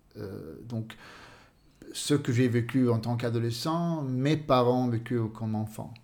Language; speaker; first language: French; non-native, fluent; Swedish